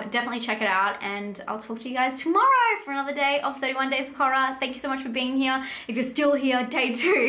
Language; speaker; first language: English; native; English